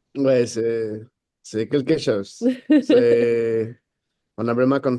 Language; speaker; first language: French; non-native, fluent; Spanish